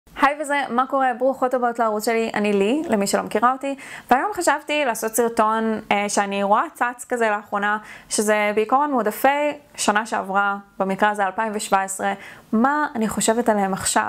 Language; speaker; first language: Hebrew; native; Hebrew